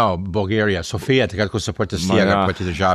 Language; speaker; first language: Slovenian; early bilingual, heritage; English